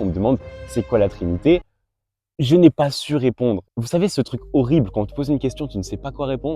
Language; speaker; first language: French; native; French